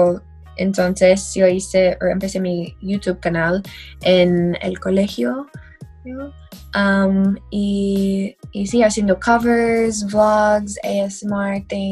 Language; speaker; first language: Spanish; non-native, learner; English